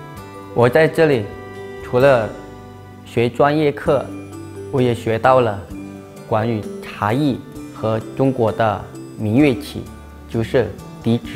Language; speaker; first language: Chinese; non-native, fluent; Indonesian